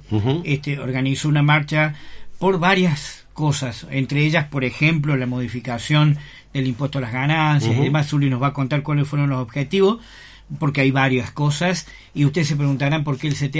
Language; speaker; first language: Spanish; native; Spanish